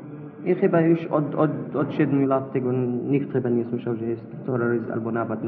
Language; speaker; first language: Polish; non-native, local second language; Arabic